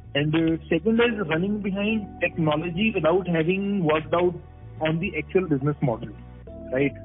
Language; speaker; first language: English; non-native, local second language; Punjabi